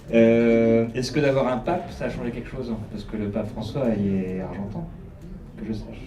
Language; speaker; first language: French; native; French